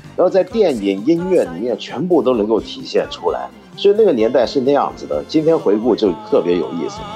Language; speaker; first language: Chinese; non-native, local second language; Cantonese